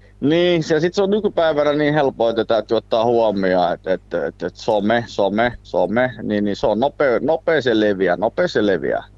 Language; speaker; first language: Finnish; early bilingual, other home language; Somali